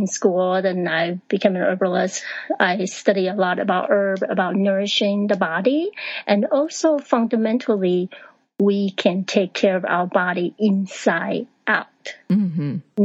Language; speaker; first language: English; non-native, fluent; Chinese